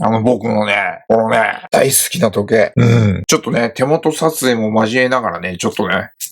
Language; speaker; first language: Japanese; native; Japanese